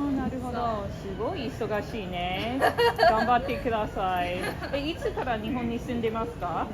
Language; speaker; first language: Japanese; non-native, fluent; English